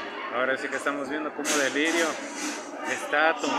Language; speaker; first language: Spanish; native; Spanish